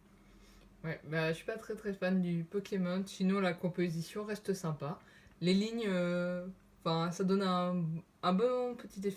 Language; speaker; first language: French; native; French